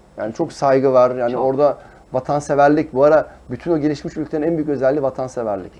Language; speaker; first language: Turkish; early bilingual, heritage; Turkish